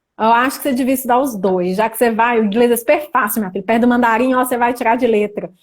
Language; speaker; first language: Portuguese; native; Portuguese